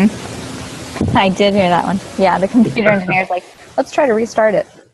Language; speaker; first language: English; native; English